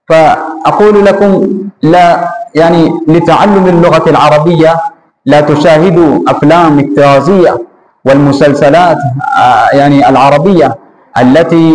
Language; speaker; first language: Arabic; non-native, fluent; Urdu